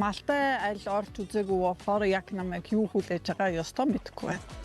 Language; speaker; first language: Mongolian; non-native, fluent; Polish